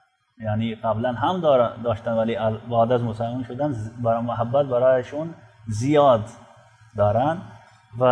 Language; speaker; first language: Persian; non-native, fluent; Urdu